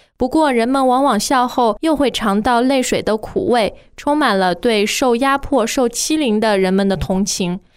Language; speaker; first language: Chinese; native; Chinese